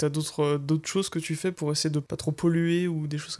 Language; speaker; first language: French; native; French